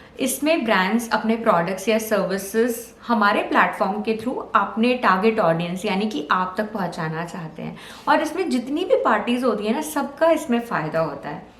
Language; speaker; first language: Hindi; native; Hindi